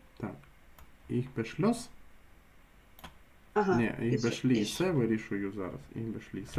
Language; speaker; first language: German; non-native, fluent; Ukrainian